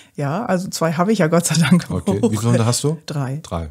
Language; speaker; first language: German; native; German